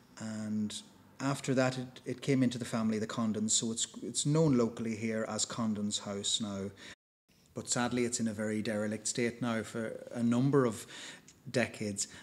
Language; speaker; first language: English; native; English